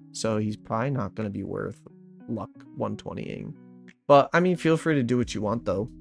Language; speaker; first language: English; native; English